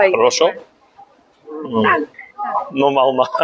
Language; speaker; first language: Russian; non-native, learner; English